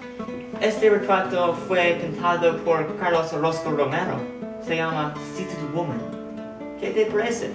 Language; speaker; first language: Spanish; non-native, learner; English